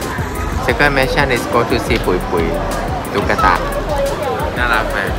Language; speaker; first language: English; non-native, learner; Chinese